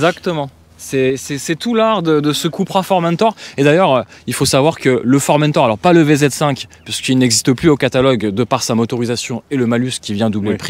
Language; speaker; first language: French; native; French